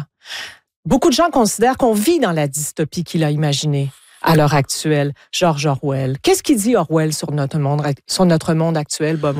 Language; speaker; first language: French; native; French